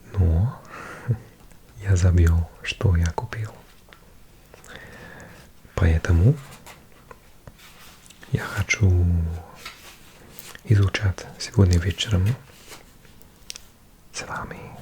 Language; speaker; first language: Russian; non-native, learner; English